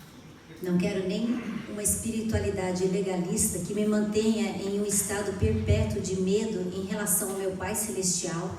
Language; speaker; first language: Portuguese; native; Portuguese